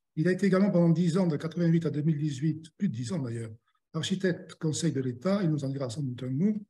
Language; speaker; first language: French; native; French